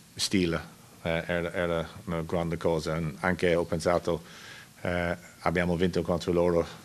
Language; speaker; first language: Italian; non-native, learner; English